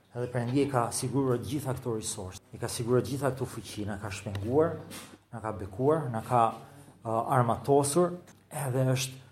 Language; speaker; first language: Albanian; native; Albanian